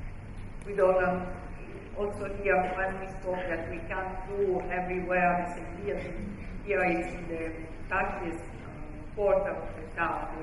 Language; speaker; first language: English; non-native, fluent; Italian